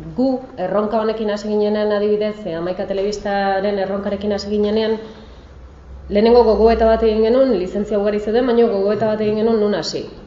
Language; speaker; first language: Basque; native; Basque